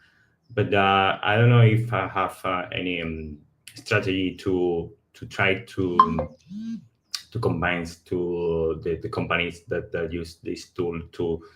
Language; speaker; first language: English; non-native, learner; Spanish